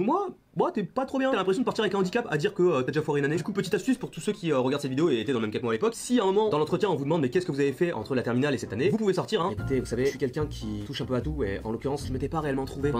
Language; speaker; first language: French; native; French